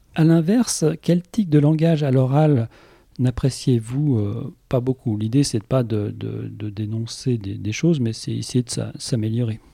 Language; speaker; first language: French; native; French